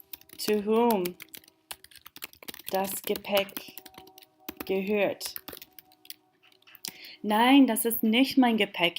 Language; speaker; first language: German; non-native, fluent; English